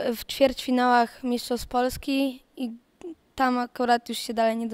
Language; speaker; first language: Polish; native; Polish